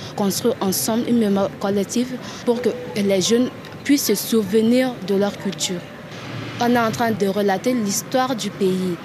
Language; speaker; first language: French; non-native, local second language; Sango